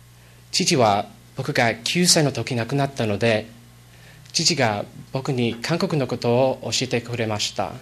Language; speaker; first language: Japanese; non-native, learner; English